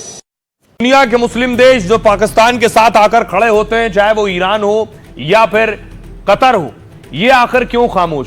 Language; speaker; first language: Hindi; native; Hindi